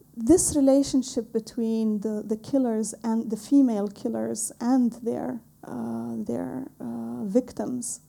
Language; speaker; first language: English; non-native, fluent; Arabic